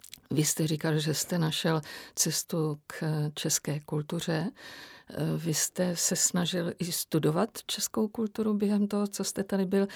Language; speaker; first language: Czech; native; Czech